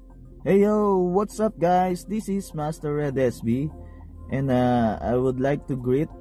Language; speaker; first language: English; non-native, local second language; Filipino